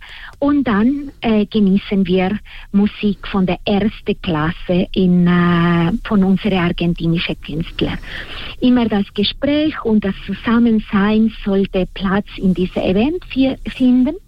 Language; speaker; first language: German; non-native, fluent; Spanish